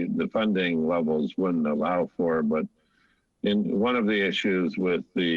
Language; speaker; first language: English; native; English